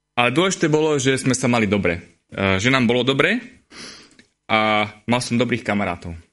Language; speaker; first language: Slovak; native; Slovak